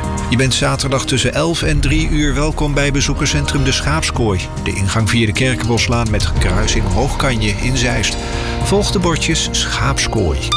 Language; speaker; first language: Dutch; native; Dutch